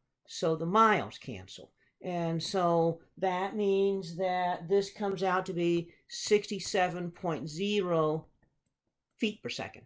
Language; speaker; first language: English; native; English